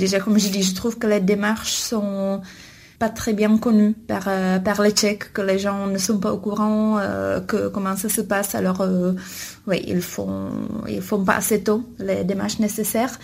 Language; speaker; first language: French; non-native, fluent; Czech